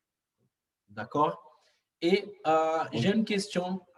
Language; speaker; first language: French; non-native, fluent; Portuguese